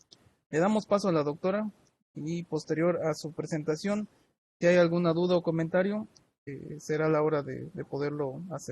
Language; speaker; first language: Spanish; native; Spanish